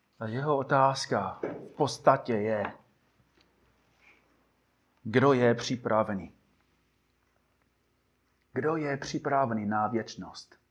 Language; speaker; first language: Czech; non-native, fluent; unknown